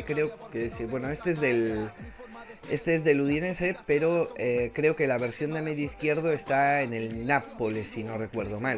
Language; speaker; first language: Spanish; native; Spanish